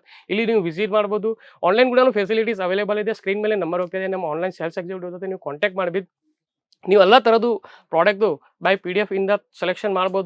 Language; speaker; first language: Kannada; non-native, local second language; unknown